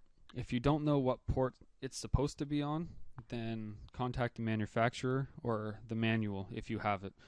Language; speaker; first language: English; native; English